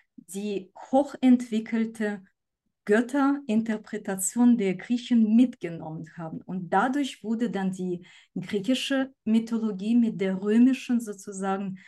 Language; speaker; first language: German; non-native, fluent; Ukrainian